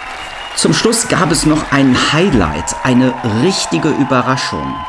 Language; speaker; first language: German; native; German